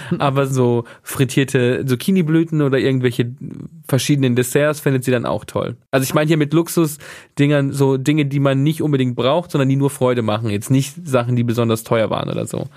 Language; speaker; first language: German; native; German